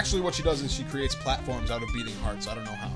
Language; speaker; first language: English; native; English